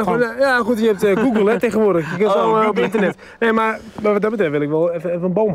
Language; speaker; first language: Dutch; native; Dutch